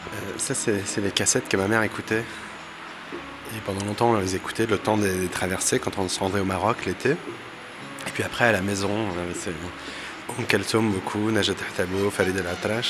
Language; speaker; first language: French; early bilingual, other home language; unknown